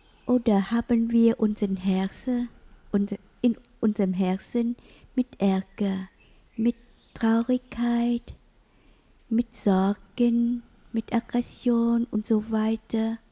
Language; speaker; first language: German; non-native, learner; Vietnamese